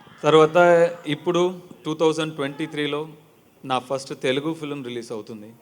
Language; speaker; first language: Telugu; non-native, learner; Tamil